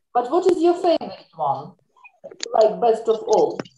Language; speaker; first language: English; non-native, fluent; Ukrainian